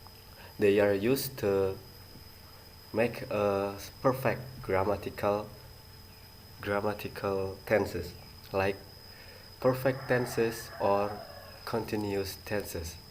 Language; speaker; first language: English; non-native, learner; Indonesian